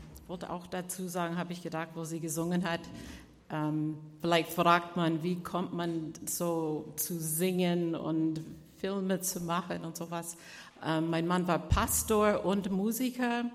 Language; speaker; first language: German; non-native, fluent; English